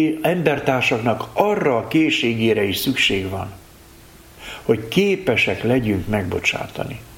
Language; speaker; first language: Hungarian; native; Hungarian